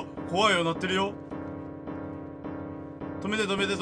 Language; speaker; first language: Japanese; native; Japanese